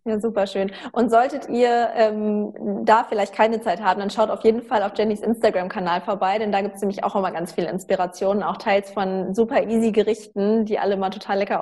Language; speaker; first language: German; native; German